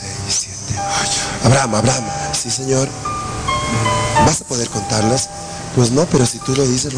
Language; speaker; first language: Spanish; native; Spanish